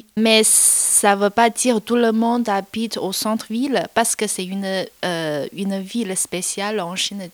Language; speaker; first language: French; non-native, learner; Chinese